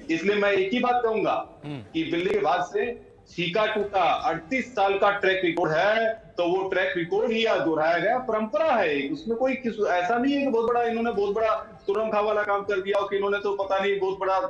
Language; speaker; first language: Hindi; native; Hindi